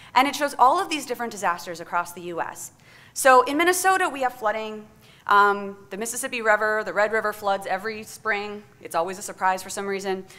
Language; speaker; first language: English; native; English